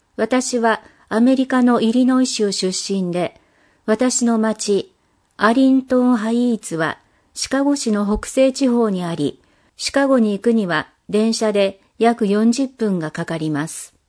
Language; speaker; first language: Japanese; non-native, fluent; English